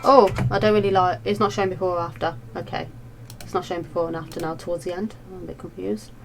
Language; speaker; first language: English; native; English